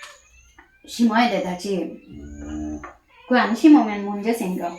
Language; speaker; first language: Korean; non-native, learner; Bangla